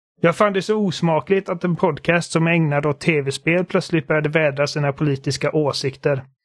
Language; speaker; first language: Swedish; native; Swedish